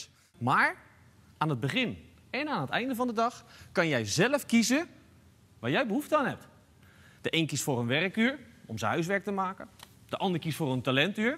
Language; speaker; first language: Dutch; native; Dutch